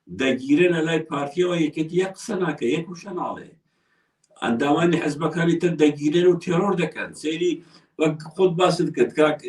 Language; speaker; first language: Central Kurdish; non-native, local second language; Kurdish